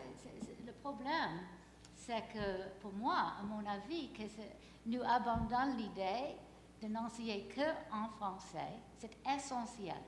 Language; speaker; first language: French; non-native, fluent; English